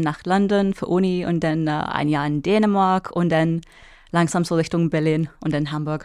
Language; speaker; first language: German; non-native, fluent; English